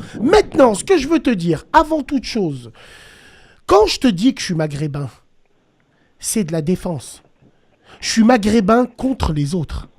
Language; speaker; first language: French; early bilingual, other home language; Arabic